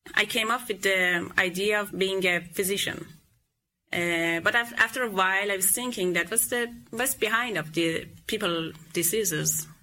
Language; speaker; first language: English; non-native, fluent; Persian